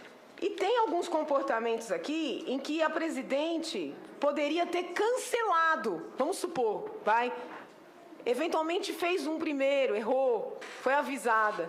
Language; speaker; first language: Portuguese; native; Portuguese